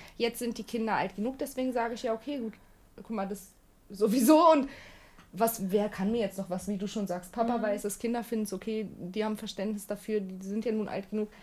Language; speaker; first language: German; early bilingual, other home language; Turkish